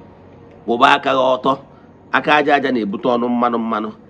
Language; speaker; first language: Igbo; native; Igbo